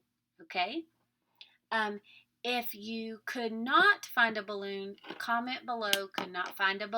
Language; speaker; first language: English; native; English